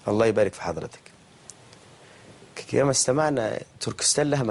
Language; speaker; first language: Arabic; native; Arabic